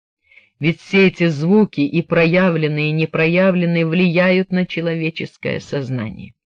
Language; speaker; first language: Russian; native; Russian